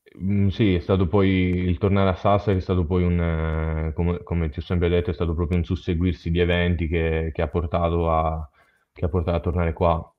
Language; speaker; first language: Italian; native; Italian